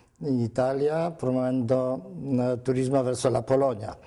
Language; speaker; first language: Italian; non-native, fluent; Polish